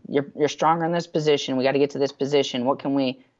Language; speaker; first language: English; native; English